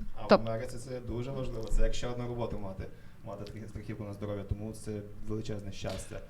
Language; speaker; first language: Ukrainian; native; Ukrainian